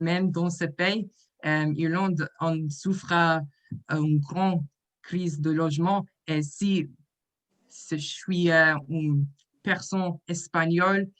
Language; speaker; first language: French; non-native, learner; English